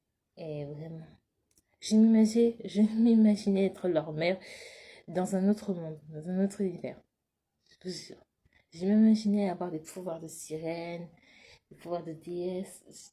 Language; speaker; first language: French; native; French